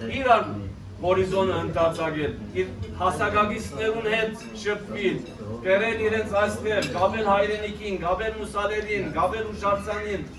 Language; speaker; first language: Armenian; early bilingual, heritage; Armenian